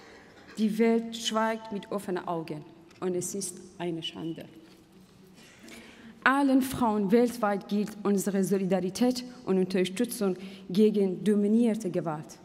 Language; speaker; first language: German; non-native, fluent; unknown